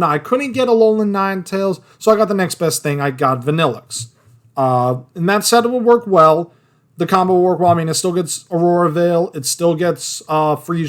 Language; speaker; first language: English; native; English